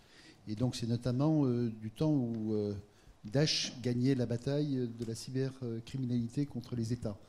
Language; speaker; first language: French; native; French